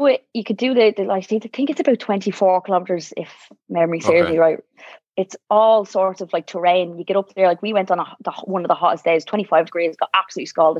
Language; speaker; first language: English; native; English